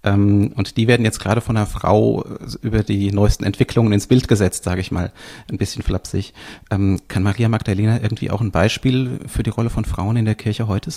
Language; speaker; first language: German; native; German